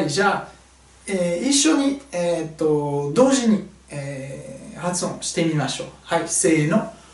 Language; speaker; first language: Japanese; non-native, fluent; French